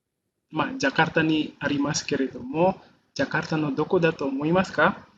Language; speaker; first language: Japanese; non-native, fluent; Indonesian